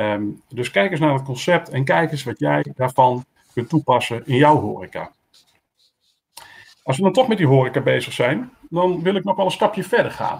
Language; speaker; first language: Dutch; native; Dutch